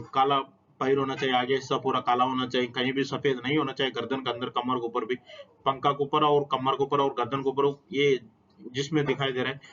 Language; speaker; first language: Hindi; non-native, local second language; Telugu